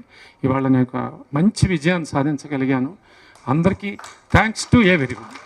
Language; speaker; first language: Telugu; native; Telugu